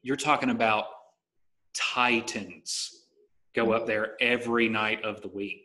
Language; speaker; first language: English; native; English